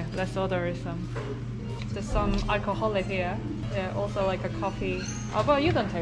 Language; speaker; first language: English; non-native, learner; Korean